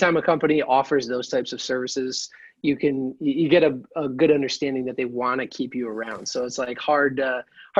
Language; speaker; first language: English; native; English